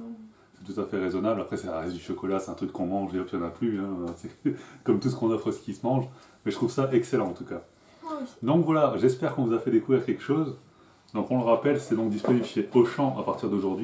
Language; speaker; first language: French; native; French